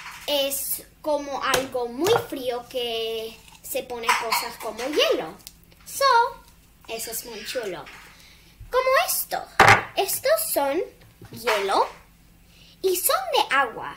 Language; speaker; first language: Spanish; early bilingual, heritage; Spanish